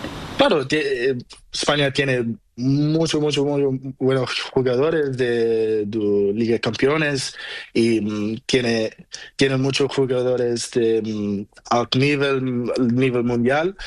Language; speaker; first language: Spanish; non-native, learner; Portuguese